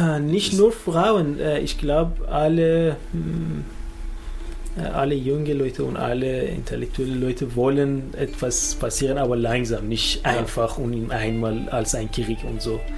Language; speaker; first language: German; non-native, learner; Persian